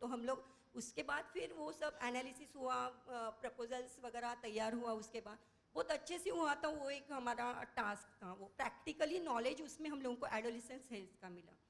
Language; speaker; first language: Hindi; non-native, local second language; Marathi